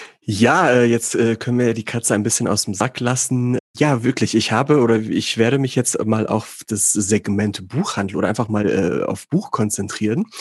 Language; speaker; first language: German; early bilingual, other home language; Greek